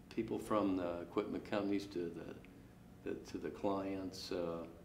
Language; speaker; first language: English; native; English